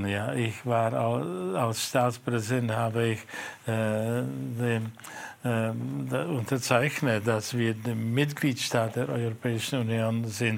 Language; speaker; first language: German; non-native, fluent; Czech